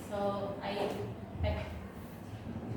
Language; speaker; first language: English; non-native, learner; Indonesian